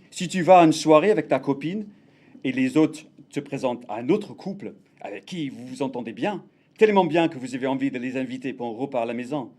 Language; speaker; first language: French; non-native, fluent; English